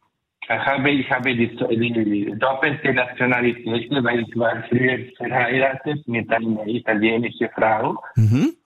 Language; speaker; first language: German; early bilingual, heritage; Italian